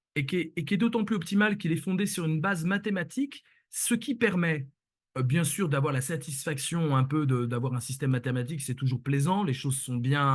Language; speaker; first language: French; native; French